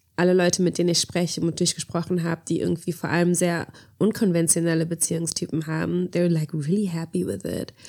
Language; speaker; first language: German; early bilingual, heritage; German